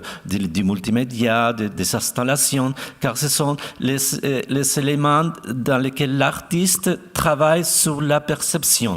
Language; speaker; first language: French; non-native, fluent; Spanish